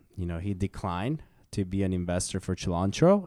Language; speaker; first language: English; early bilingual, other home language; Korean